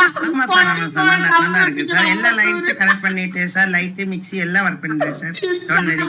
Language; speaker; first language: Tamil; non-native, learner; Malayalam